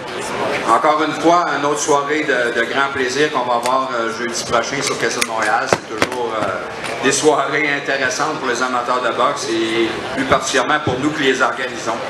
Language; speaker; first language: French; native; French